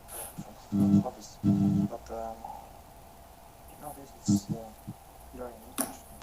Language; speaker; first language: English; non-native, learner; Russian